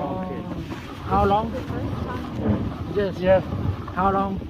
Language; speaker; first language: English; non-native, learner; Thai